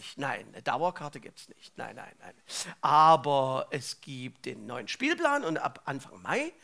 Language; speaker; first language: German; native; German